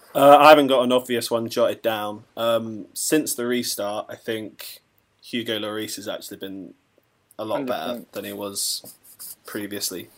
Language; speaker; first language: English; native; English